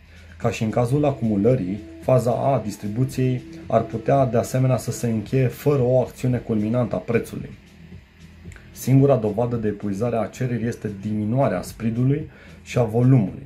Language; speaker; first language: Romanian; native; Romanian